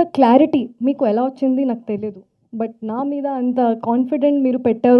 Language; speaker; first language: Telugu; non-native, fluent; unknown